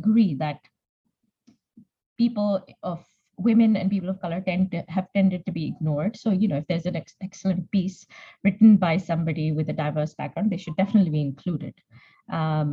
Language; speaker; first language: English; non-native, local second language; Punjabi